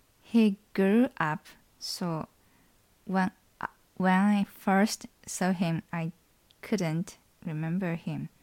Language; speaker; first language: English; non-native, learner; Japanese